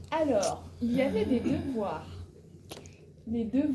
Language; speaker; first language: French; native; French